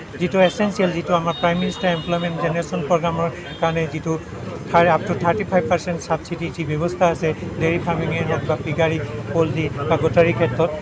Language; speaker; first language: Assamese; native; Assamese